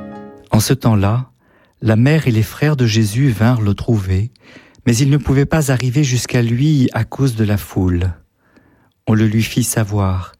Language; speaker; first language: French; native; French